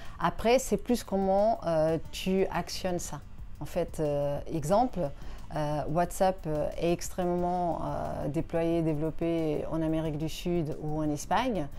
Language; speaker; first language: French; non-native, fluent; Portuguese